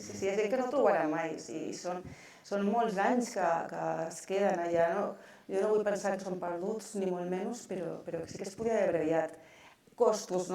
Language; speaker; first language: Catalan; non-native, local second language; Spanish